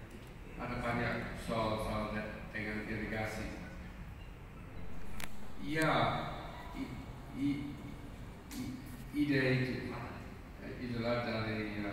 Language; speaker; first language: Indonesian; non-native, fluent; English